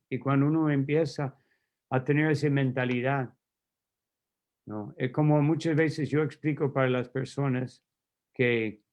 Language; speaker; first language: Spanish; non-native, fluent; English